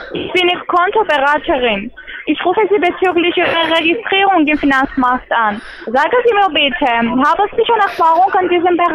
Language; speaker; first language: German; non-native, learner; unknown